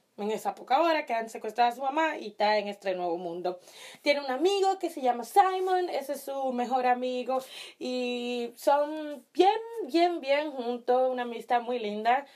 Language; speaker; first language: Spanish; early bilingual, heritage; Spanish